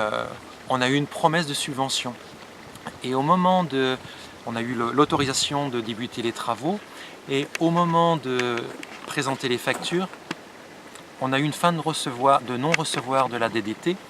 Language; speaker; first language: French; native; French